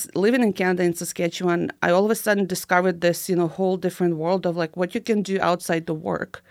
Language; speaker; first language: English; non-native, fluent; Ukrainian